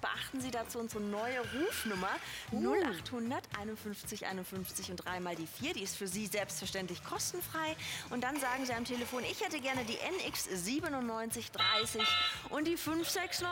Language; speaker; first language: German; native; German